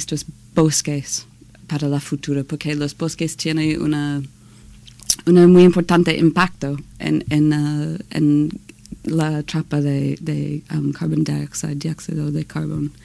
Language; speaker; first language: Spanish; non-native, learner; English